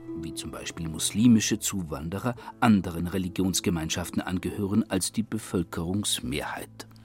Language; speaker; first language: German; native; German